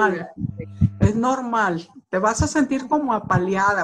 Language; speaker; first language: Spanish; native; Spanish